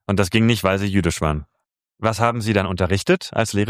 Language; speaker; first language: German; native; German